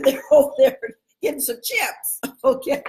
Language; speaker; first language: English; native; English